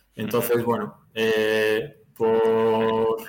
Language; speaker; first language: Spanish; native; Spanish